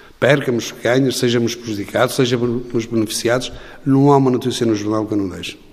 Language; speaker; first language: Portuguese; native; Portuguese